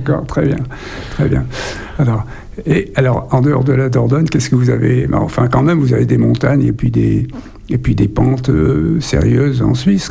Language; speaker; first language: French; native; French